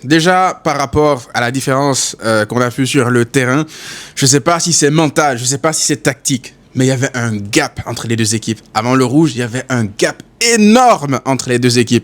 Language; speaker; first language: French; native; French